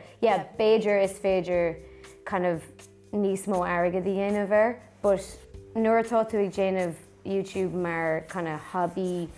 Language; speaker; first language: Irish; non-native, local second language; English